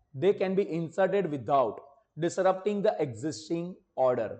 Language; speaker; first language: English; non-native, local second language; Gujarati